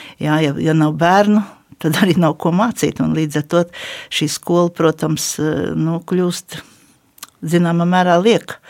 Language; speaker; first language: Latvian; native; Latvian